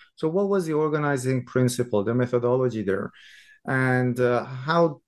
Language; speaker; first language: English; non-native, fluent; Persian